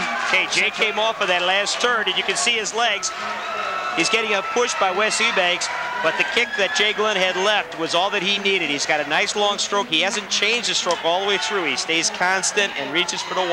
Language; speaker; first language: English; native; English